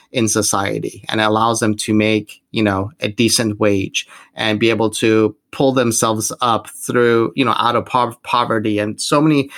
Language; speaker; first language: English; non-native, fluent; Persian